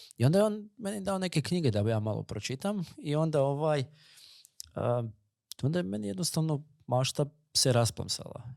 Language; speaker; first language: Croatian; native; Croatian